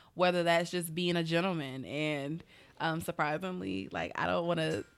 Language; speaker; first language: English; native; English